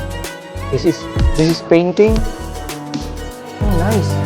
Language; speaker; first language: English; non-native, learner; Filipino